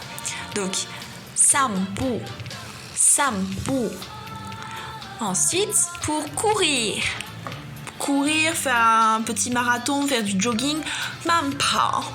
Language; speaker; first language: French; non-native, fluent; Chinese